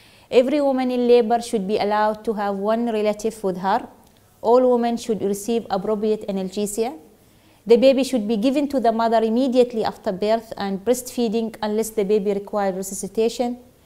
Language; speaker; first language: English; non-native, fluent; Arabic